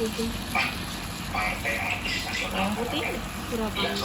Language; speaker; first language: Indonesian; native; Indonesian